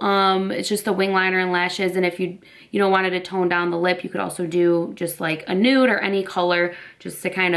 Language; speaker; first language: English; native; English